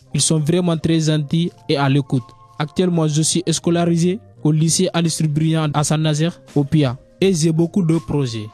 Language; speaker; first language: French; non-native, learner; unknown